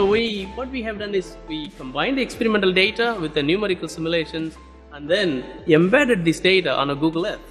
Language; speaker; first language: English; non-native, fluent; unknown